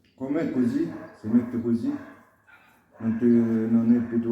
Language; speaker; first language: Italian; non-native, learner; Arabic